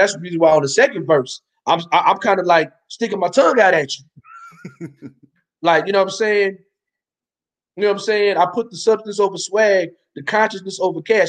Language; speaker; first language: English; native; English